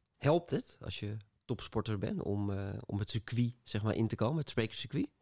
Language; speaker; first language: Dutch; native; Dutch